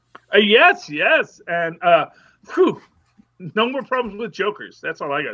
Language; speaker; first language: English; native; English